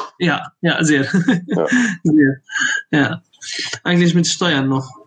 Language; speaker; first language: German; non-native, learner; Arabic